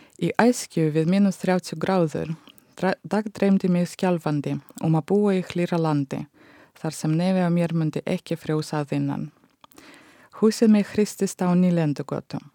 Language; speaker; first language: Icelandic; non-native, fluent; Russian